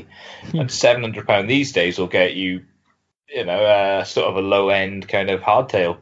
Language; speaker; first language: English; native; English